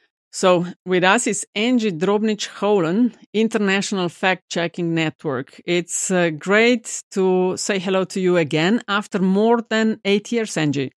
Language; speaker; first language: English; non-native, fluent; Slovenian